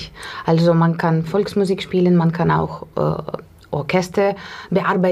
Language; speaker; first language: German; non-native, fluent; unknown